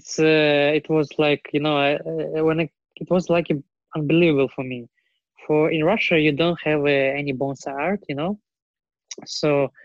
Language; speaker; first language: English; non-native, learner; Russian